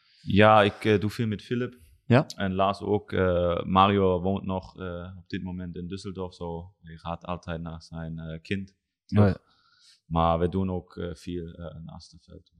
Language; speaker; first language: Dutch; non-native, learner; German